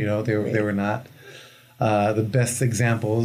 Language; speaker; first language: English; early bilingual, other home language; Spanish